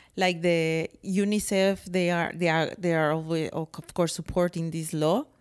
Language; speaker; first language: English; non-native, fluent; Spanish